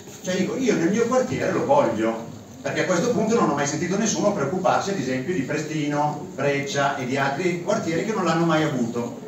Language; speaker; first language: Italian; native; Italian